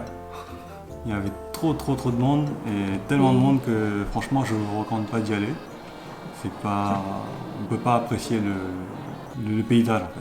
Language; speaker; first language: French; native; French